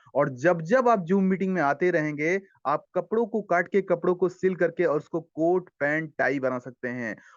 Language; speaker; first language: Hindi; native; Hindi